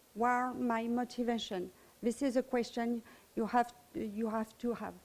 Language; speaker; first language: English; non-native, learner; French